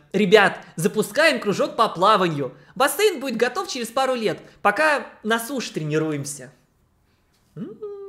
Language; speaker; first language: Russian; native; Russian